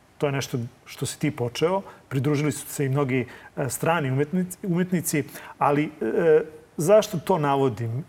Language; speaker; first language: Serbian; native; Serbian